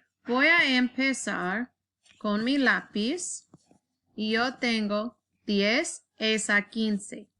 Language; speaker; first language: Spanish; non-native, learner; English